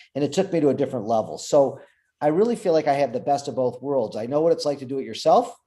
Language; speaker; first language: English; native; English